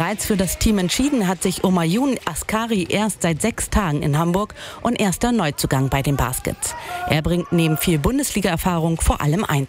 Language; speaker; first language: German; native; German